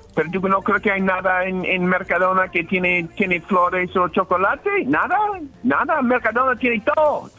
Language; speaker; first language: Spanish; non-native, fluent; English